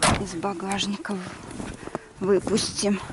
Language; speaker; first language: Russian; native; Russian